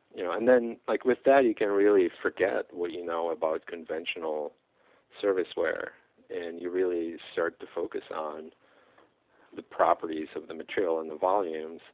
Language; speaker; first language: English; non-native, fluent; Czech